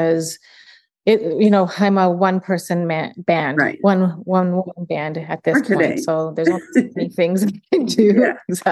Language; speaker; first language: English; early bilingual, other home language; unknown